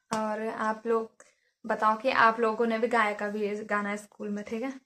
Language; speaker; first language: Hindi; native; Hindi